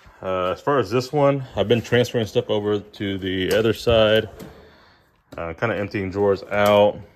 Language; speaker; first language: English; native; English